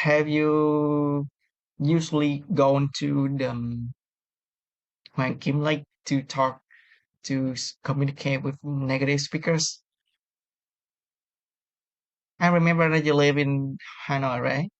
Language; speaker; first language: English; non-native, fluent; Vietnamese